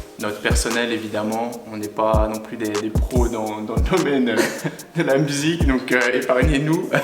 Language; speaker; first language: French; early bilingual, other home language; Russian